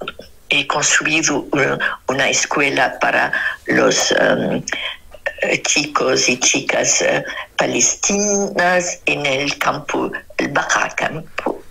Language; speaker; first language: Spanish; non-native, fluent; Arabic